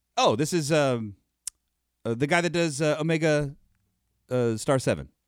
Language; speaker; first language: English; native; English